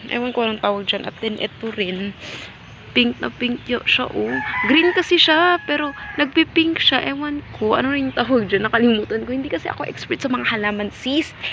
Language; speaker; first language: Filipino; non-native, local second language; Cebuano